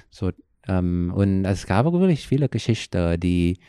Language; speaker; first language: German; non-native, fluent; Thai